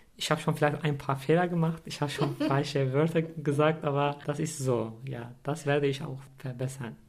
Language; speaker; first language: German; non-native, fluent; Turkish